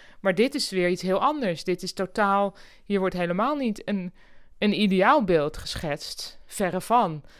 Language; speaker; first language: Dutch; native; Dutch